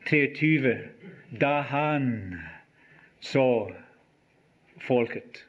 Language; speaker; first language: Norwegian; non-native, fluent; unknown